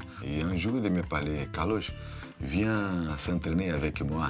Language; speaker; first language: French; non-native, fluent; Portuguese